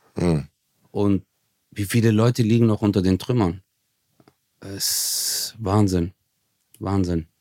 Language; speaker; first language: German; early bilingual, other home language; Turkish